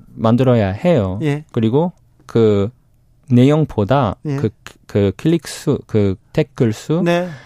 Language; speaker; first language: Korean; non-native, fluent; English